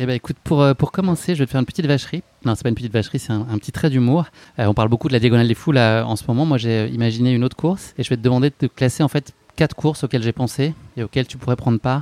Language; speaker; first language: French; native; French